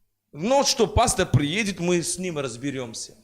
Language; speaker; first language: Russian; non-native, fluent; French